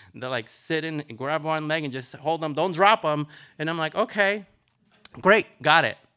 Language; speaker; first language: English; early bilingual, other home language; Spanish